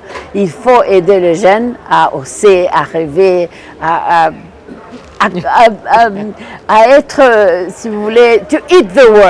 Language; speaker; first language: French; non-native, fluent; Spanish